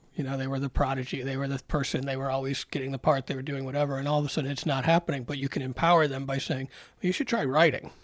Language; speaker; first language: English; native; English